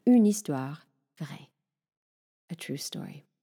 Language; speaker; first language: French; non-native, fluent; English